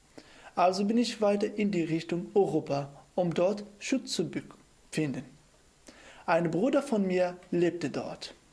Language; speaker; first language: German; non-native, fluent; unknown